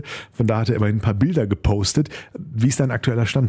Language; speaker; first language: German; native; German